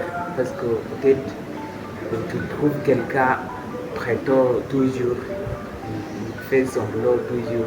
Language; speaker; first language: French; non-native, learner; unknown